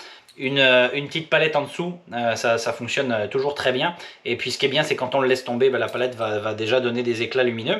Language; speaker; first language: French; native; French